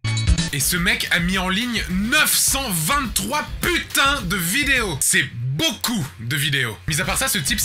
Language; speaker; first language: French; native; French